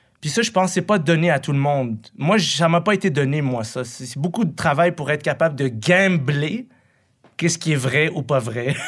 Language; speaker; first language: French; early bilingual, other home language; Arabic